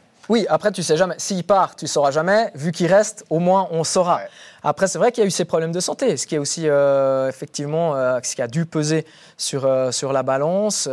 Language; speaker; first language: French; native; French